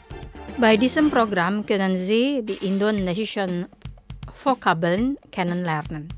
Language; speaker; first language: German; non-native, fluent; Indonesian